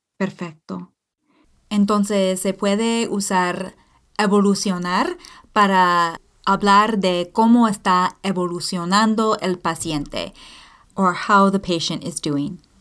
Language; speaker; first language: Spanish; non-native, fluent; English